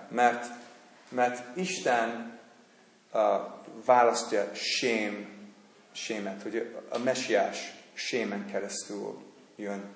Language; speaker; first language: Hungarian; non-native, fluent; English